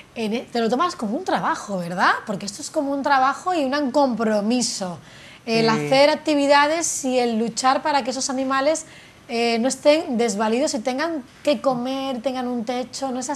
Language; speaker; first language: Spanish; native; Spanish